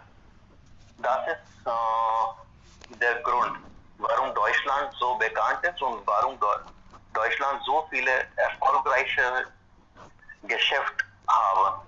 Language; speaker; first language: German; non-native, fluent; Hindi